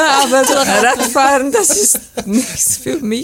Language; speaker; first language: German; non-native, fluent; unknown